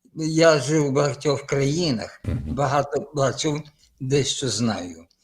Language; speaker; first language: Ukrainian; native; Ukrainian